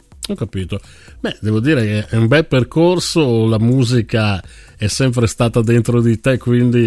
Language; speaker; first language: Italian; native; Italian